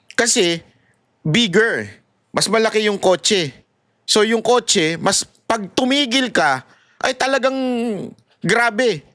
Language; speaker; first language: Filipino; native; Filipino